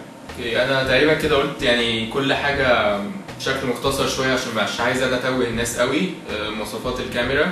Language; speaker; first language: Arabic; native; Arabic